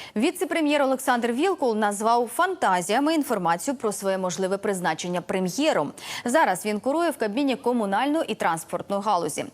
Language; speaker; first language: Ukrainian; native; Ukrainian